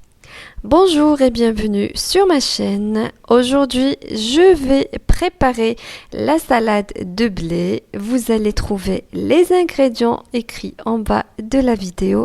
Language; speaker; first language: French; non-native, local second language; Arabic